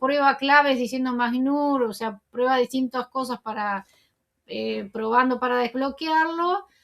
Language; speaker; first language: Spanish; native; Spanish